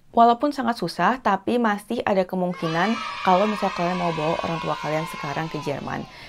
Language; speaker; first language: Indonesian; native; Indonesian